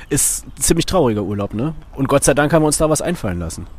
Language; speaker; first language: German; native; German